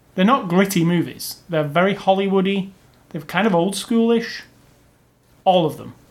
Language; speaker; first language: English; native; English